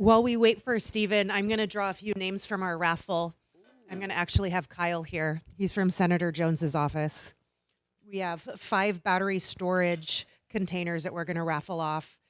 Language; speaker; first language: English; native; English